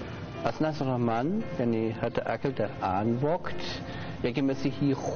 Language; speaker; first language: Persian; non-native, learner; German